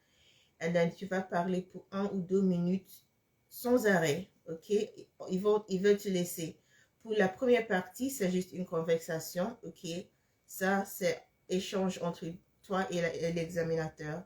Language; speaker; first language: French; non-native, fluent; English